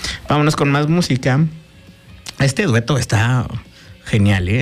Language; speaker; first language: Spanish; native; Spanish